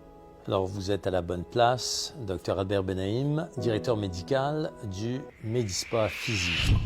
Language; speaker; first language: French; native; French